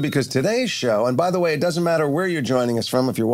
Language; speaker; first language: English; native; English